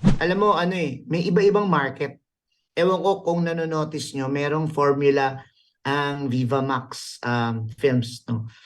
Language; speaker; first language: Filipino; native; Filipino